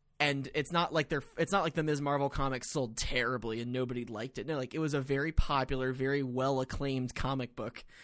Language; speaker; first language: English; native; English